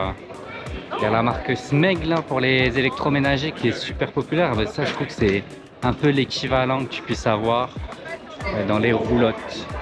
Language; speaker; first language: French; native; French